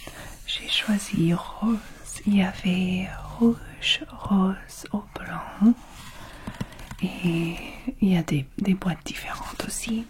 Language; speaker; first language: French; non-native, fluent; English